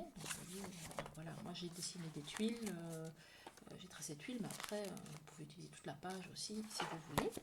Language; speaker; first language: French; native; French